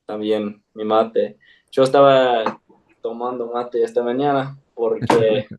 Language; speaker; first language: Spanish; non-native, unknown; English